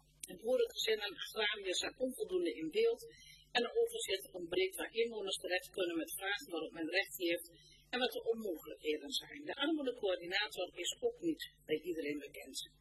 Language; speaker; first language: Dutch; native; Dutch